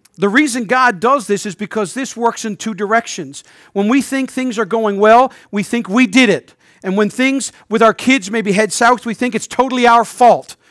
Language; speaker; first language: English; native; English